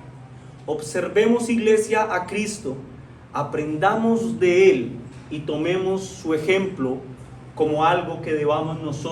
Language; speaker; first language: Spanish; native; Spanish